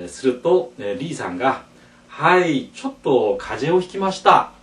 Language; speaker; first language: Japanese; non-native, fluent; Korean